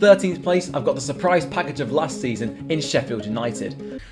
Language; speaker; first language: English; native; English